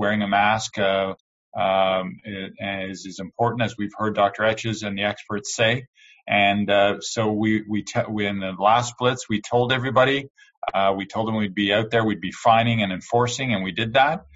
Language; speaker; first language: English; native; English